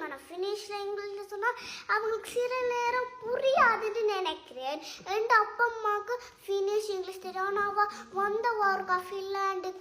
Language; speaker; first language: Tamil; early bilingual, heritage; Tamil